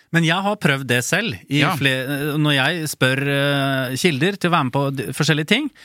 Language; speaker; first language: Norwegian; native; Norwegian